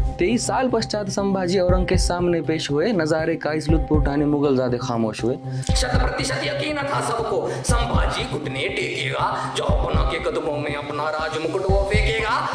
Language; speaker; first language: Hindi; non-native, local second language; Marathi